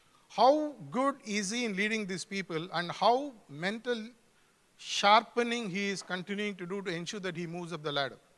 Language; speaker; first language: English; non-native, local second language; Tamil